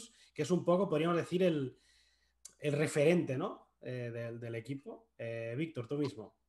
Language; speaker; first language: Spanish; native; Spanish